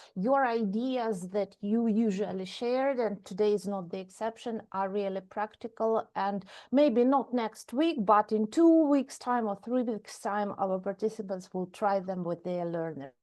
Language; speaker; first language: English; non-native, fluent; Ukrainian